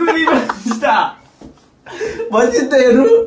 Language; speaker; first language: Japanese; non-native, learner; Thai